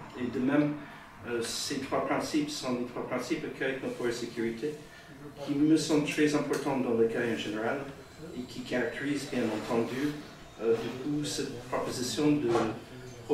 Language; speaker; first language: French; native; French